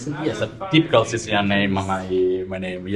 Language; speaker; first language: English; non-native, learner; Italian